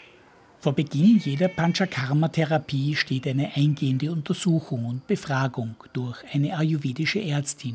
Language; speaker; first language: German; native; German